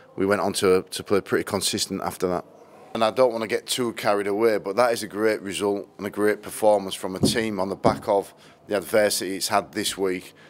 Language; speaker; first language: English; native; English